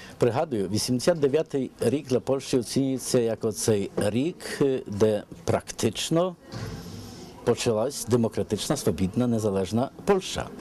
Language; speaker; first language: Ukrainian; early bilingual, heritage; Ukrainian